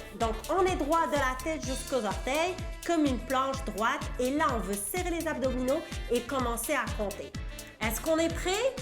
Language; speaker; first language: French; non-native, local second language; Arabic